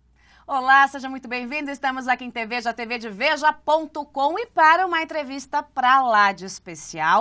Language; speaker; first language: Portuguese; native; Portuguese